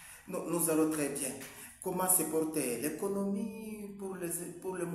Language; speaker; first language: French; non-native, local second language; Swahili